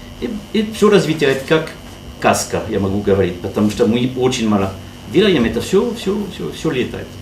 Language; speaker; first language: Russian; non-native, learner; French